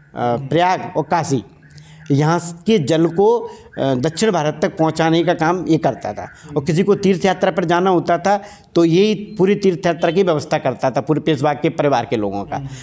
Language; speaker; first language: Hindi; native; Hindi